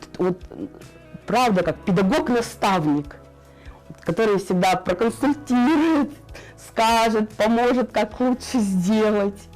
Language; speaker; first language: Russian; native; Russian